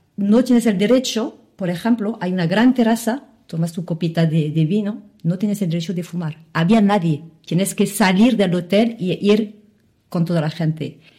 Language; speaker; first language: Spanish; non-native, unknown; Arabic